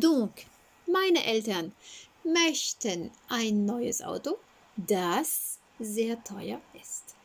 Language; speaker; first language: German; non-native, fluent; French